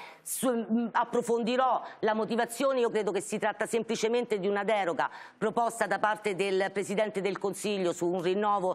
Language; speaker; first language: Italian; native; Italian